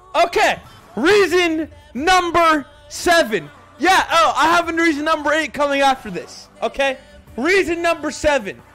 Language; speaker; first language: English; native; English